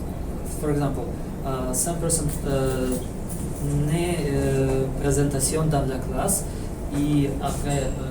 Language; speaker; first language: French; non-native, learner; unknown